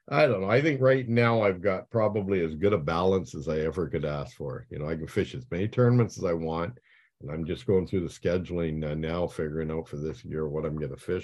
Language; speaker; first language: English; native; English